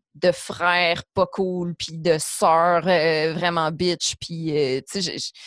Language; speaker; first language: French; native; French